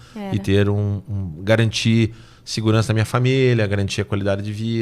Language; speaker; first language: Portuguese; native; Portuguese